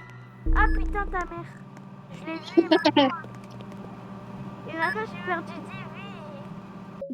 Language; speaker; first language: French; native; French